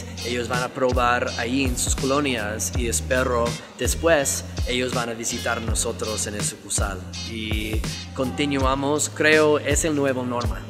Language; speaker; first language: Spanish; non-native, fluent; English